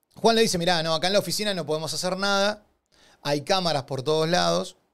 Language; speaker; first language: Spanish; native; Spanish